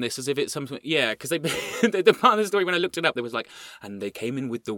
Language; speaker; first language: English; native; English